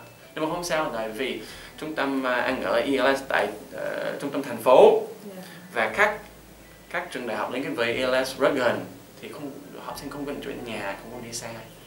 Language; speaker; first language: Vietnamese; non-native, fluent; English